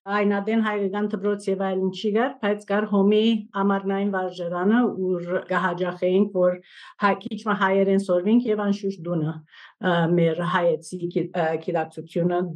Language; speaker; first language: Armenian; native; Armenian